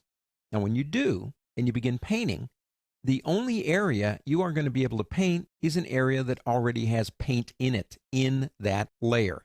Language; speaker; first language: English; native; English